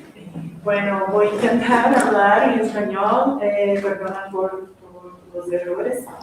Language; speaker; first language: Spanish; non-native, fluent; Portuguese